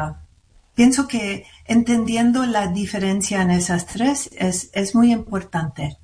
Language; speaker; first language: Spanish; early bilingual, heritage; Spanish